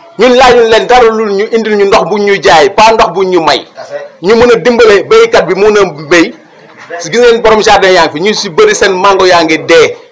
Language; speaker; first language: Wolof; non-native, local second language; Serer